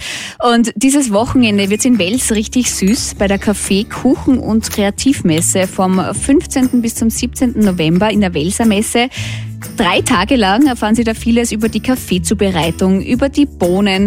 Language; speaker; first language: German; native; German